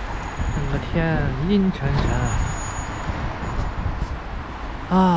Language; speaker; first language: Chinese; native; Chinese